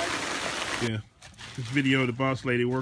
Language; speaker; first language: English; native; English